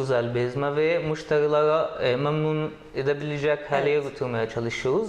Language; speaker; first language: Turkish; non-native, learner; Arabic